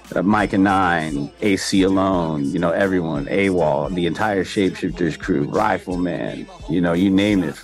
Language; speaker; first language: English; native; English